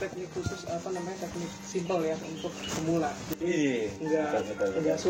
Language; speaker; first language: Indonesian; native; Indonesian